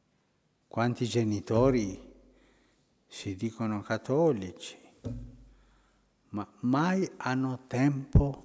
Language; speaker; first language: Italian; non-native, fluent; Spanish